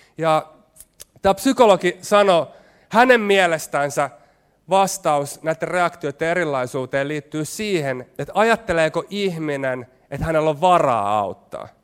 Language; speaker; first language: Finnish; native; Finnish